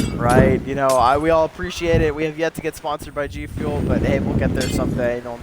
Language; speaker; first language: English; native; English